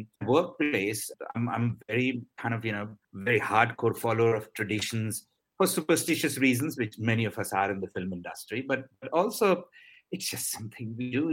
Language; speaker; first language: English; non-native, local second language; Hindi